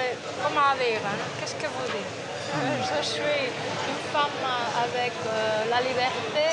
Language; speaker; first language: French; non-native, fluent; Spanish